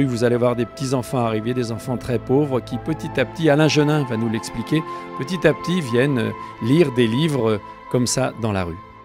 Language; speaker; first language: French; native; French